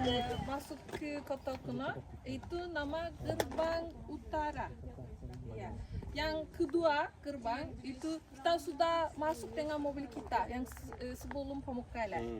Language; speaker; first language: Indonesian; non-native, learner; Turkish